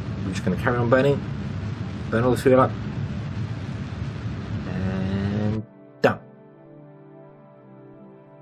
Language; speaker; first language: English; native; English